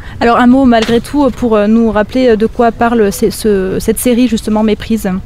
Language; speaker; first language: French; native; French